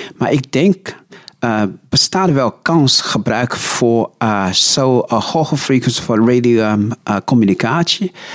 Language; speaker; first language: Dutch; non-native, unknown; Chinese